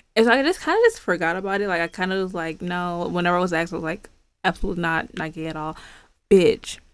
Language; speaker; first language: English; native; English